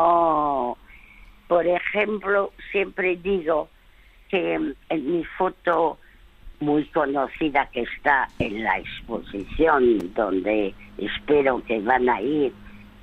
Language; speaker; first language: Spanish; non-native, fluent; French